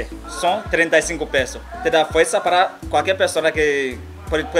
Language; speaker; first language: Spanish; non-native, learner; Haitian Creole